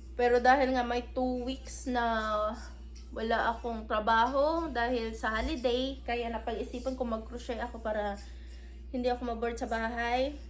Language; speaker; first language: Filipino; non-native, local second language; Cebuano